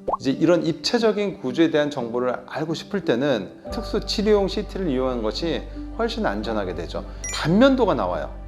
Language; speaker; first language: Korean; native; Korean